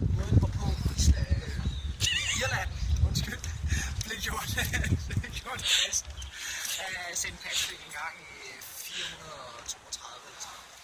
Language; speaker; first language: Danish; native; Danish